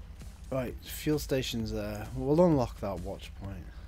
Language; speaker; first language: English; native; English